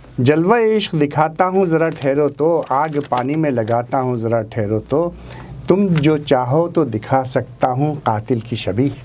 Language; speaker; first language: Urdu; native; Urdu